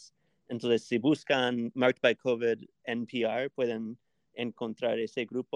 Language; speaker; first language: Spanish; non-native, fluent; English